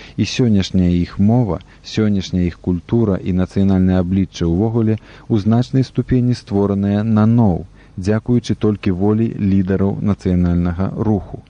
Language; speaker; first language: Belarusian; native; Belarusian